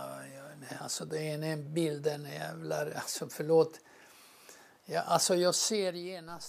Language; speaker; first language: Swedish; non-native, fluent; Croatian